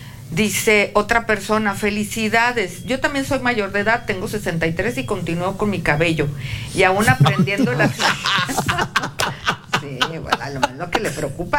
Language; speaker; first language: Spanish; native; Spanish